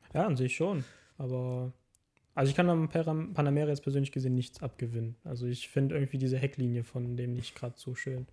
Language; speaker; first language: German; native; German